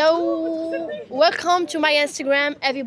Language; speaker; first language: English; non-native, learner; Arabic